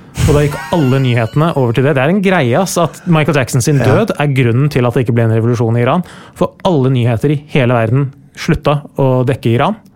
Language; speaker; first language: Norwegian; early bilingual, other home language; Persian